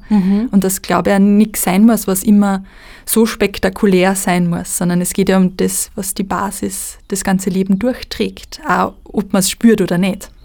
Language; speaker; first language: German; native; German